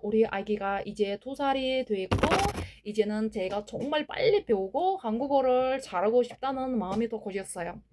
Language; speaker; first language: Korean; non-native, learner; Kazakh